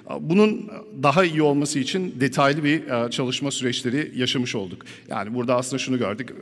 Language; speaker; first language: Turkish; early bilingual, heritage; Turkish